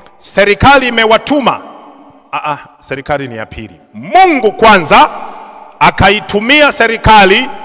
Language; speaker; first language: Swahili; native; Swahili